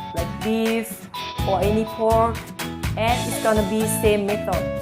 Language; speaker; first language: English; non-native, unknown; Thai